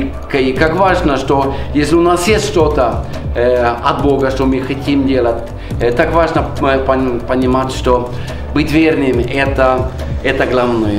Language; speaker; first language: Russian; non-native, fluent; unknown